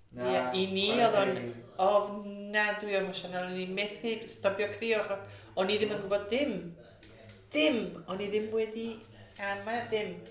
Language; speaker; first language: Welsh; early bilingual, heritage; Welsh